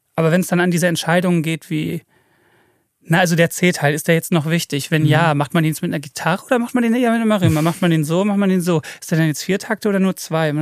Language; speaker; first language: German; native; German